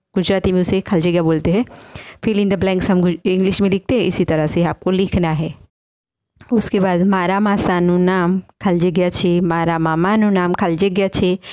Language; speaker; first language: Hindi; non-native, local second language; Gujarati